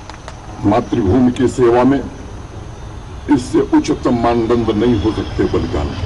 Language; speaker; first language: Hindi; native; Hindi